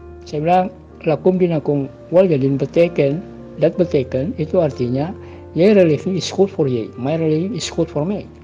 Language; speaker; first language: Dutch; non-native, learner; Indonesian